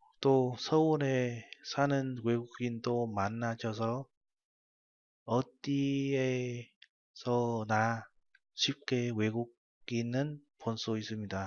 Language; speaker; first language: Korean; non-native, fluent; Vietnamese